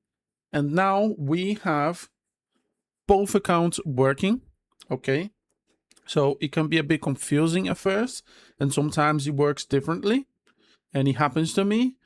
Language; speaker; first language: English; non-native, fluent; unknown